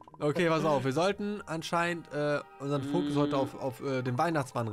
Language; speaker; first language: German; native; German